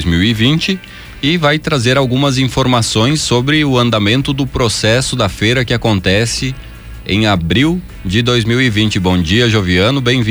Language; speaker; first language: Portuguese; native; Portuguese